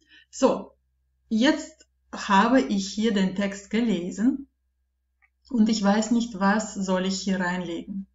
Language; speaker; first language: German; non-native, fluent; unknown